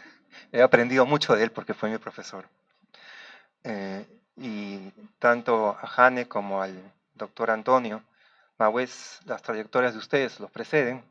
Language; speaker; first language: Spanish; native; Spanish